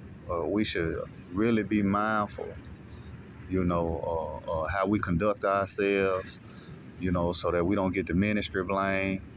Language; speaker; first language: English; native; English